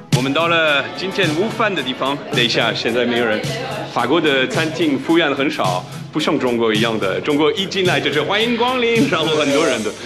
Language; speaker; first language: Chinese; non-native, fluent; French